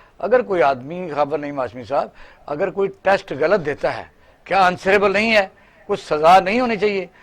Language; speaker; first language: Urdu; non-native, local second language; Punjabi